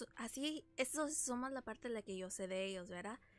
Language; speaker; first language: Spanish; early bilingual, heritage; Spanish